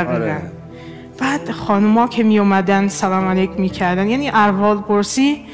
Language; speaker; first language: Persian; non-native, fluent; Portuguese